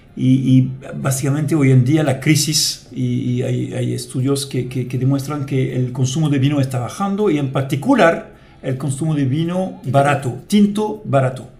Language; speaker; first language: Spanish; non-native, fluent; French